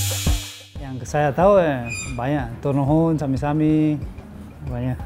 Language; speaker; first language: Indonesian; non-native, learner; Spanish